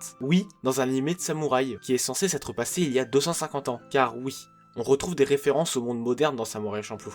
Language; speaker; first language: French; native; French